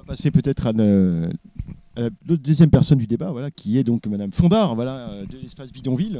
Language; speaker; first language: French; native; French